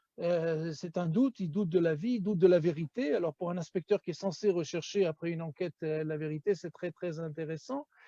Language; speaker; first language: French; native; French